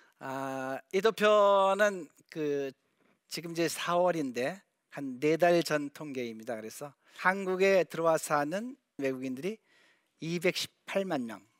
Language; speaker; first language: Korean; native; Korean